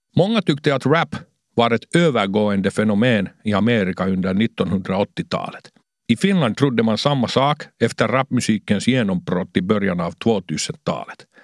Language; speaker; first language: Swedish; non-native, local second language; Finnish